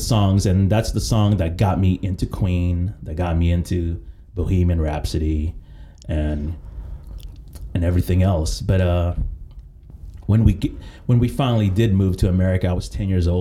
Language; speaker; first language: English; early bilingual, other home language; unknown